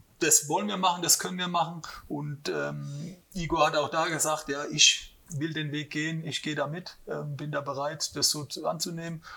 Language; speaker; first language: German; native; German